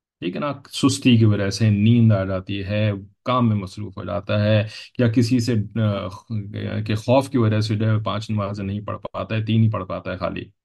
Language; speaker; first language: Urdu; native; Urdu